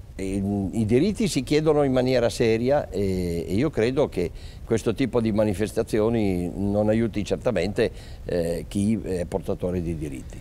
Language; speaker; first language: Italian; native; Italian